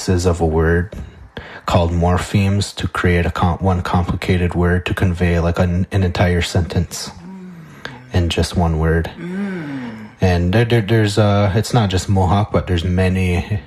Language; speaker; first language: English; non-native, fluent; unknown